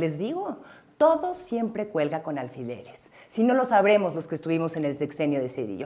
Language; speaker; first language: Spanish; native; Spanish